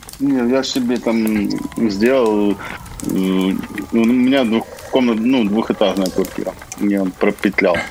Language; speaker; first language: Russian; native; Russian